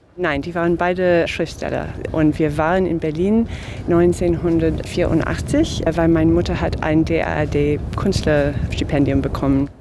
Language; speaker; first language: German; non-native, fluent; English